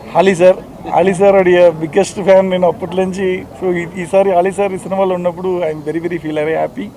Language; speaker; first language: Telugu; non-native, fluent; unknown